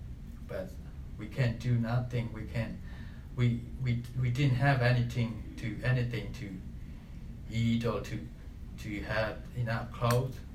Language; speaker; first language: English; non-native, learner; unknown